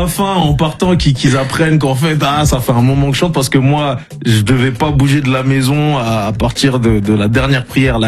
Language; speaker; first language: French; non-native, local second language; Ngazidja Comorian